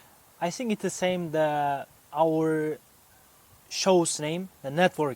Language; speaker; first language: English; non-native, fluent; Uzbek